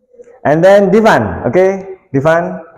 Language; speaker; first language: English; non-native, learner; Indonesian